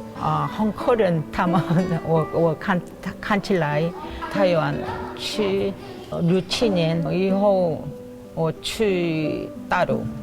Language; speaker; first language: Chinese; non-native, learner; Korean